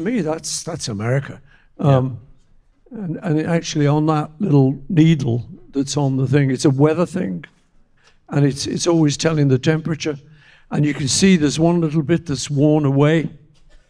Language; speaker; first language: English; native; English